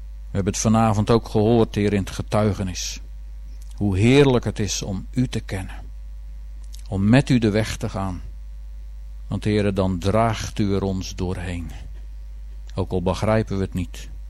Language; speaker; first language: Dutch; native; Dutch